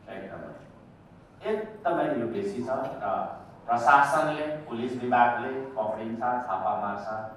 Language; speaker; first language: Nepali; native; Nepali